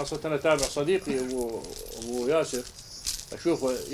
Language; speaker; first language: Arabic; native; Arabic